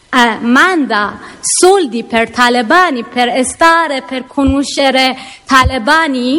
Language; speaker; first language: Italian; non-native, learner; Persian